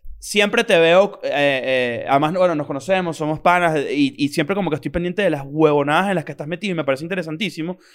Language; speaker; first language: Spanish; native; Spanish